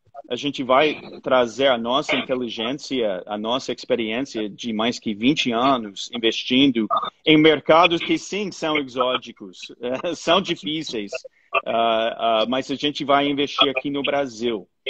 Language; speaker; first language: Portuguese; non-native, fluent; English